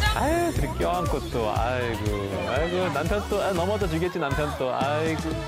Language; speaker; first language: Korean; native; Korean